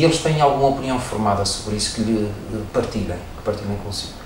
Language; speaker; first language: Portuguese; native; Portuguese